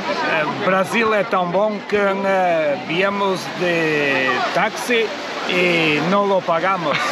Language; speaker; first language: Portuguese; non-native, learner; Spanish